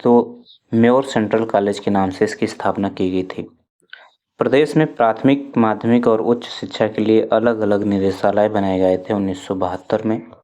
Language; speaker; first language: Hindi; native; Hindi